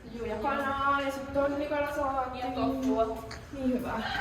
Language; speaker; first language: Finnish; native; Finnish